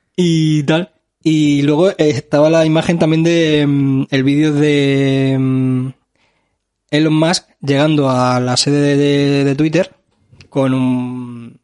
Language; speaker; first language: Spanish; native; Spanish